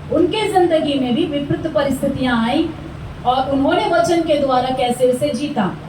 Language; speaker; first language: Hindi; non-native, local second language; Telugu